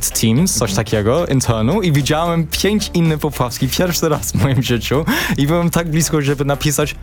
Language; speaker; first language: Polish; early bilingual, heritage; English